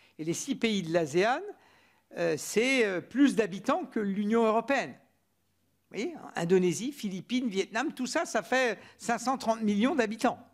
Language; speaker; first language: French; native; French